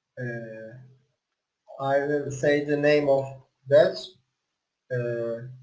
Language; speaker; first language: English; non-native, learner; Turkish